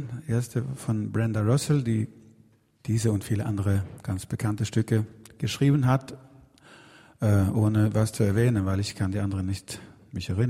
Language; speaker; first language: German; non-native, learner; Swedish